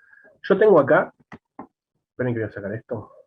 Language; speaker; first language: Spanish; native; Spanish